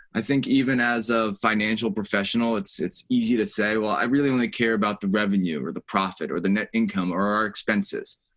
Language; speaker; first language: English; native; English